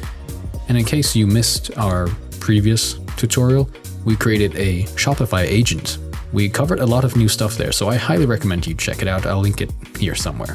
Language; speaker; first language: English; native; English